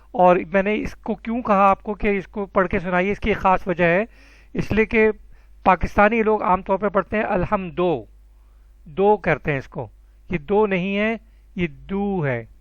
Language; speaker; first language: Urdu; native; Urdu